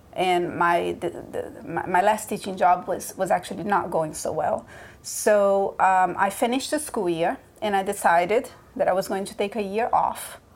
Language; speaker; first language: English; early bilingual, other home language; Portuguese